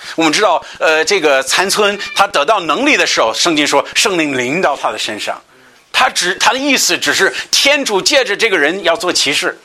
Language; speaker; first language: Chinese; non-native, fluent; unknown